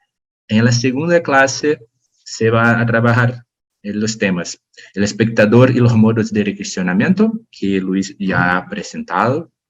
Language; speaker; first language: Spanish; non-native, learner; Portuguese